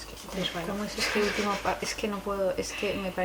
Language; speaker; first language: Spanish; native; Spanish